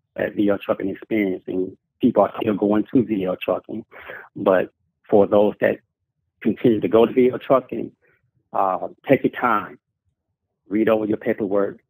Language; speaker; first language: English; native; English